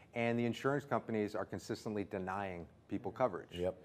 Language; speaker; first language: English; native; English